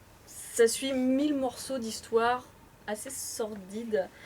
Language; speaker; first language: French; native; French